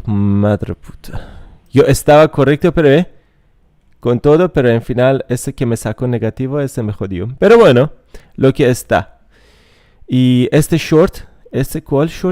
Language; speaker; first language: Spanish; non-native, fluent; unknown